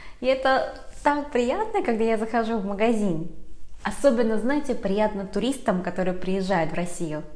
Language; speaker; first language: Russian; early bilingual, other home language; Korean